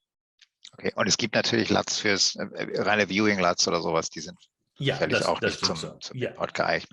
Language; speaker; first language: German; native; German